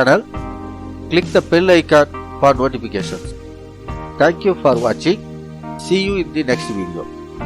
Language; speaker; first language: English; non-native, local second language; Tamil